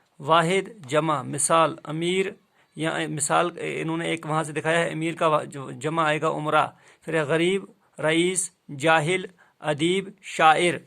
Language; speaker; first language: Urdu; non-native, local second language; Kashmiri